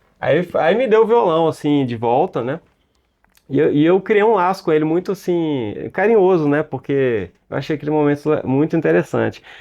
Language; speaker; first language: Portuguese; native; Portuguese